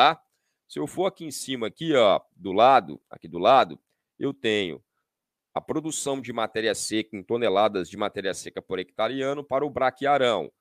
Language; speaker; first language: Portuguese; native; Portuguese